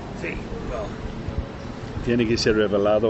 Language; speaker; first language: Spanish; non-native, learner; English